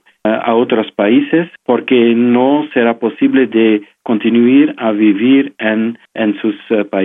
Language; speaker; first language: Spanish; non-native, fluent; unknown